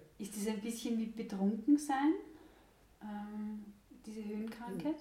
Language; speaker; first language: German; native; German